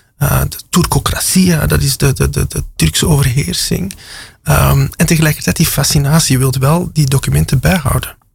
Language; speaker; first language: Dutch; native; Dutch